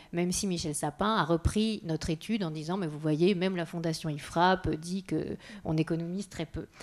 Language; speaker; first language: French; native; French